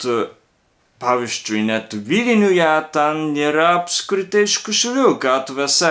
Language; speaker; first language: Lithuanian; non-native, learner; Japanese